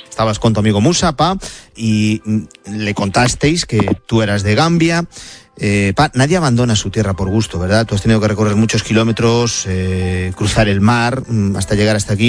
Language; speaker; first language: Spanish; native; Spanish